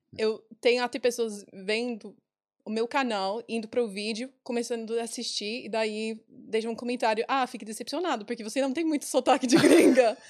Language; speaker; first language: Portuguese; non-native, fluent; English